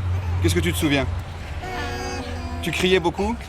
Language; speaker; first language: French; native; French